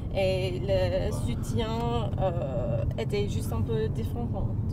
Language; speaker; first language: French; non-native, learner; English